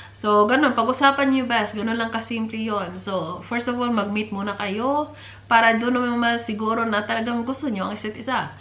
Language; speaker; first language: Filipino; non-native, local second language; Cebuano